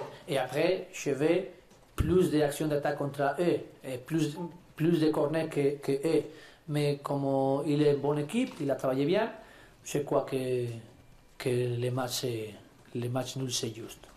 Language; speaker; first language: French; non-native, learner; Spanish